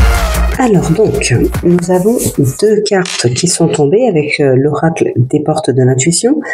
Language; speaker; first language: French; native; French